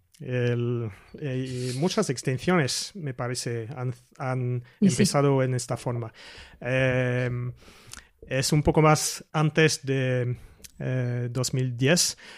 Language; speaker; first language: Spanish; non-native, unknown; French